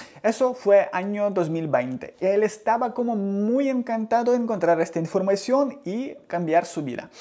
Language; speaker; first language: Spanish; non-native, learner; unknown